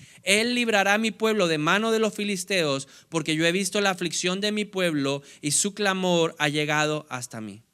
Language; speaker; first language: Spanish; native; Spanish